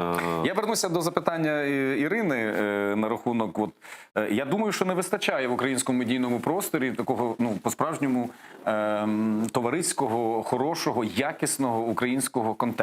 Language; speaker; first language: Ukrainian; native; Ukrainian